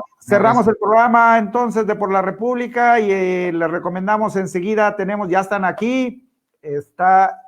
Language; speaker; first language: Spanish; native; Spanish